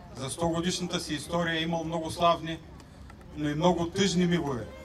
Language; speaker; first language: Bulgarian; native; Bulgarian